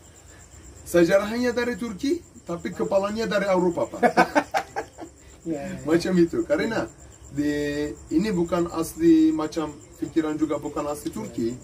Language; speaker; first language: Indonesian; non-native, learner; Kurdish